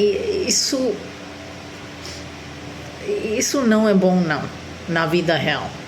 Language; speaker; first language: Portuguese; non-native, fluent; Spanish